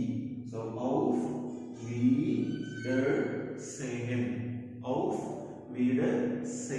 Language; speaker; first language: German; non-native, learner; Telugu